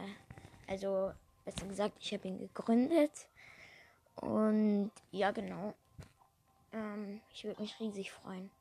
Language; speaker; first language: German; native; German